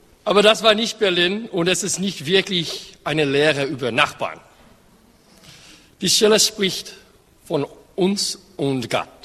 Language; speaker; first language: German; non-native, fluent; English